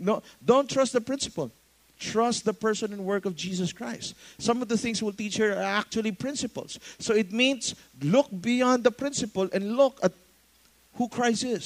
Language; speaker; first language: English; non-native, local second language; Filipino